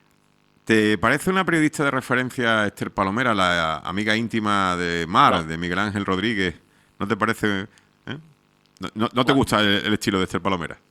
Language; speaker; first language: Spanish; native; Spanish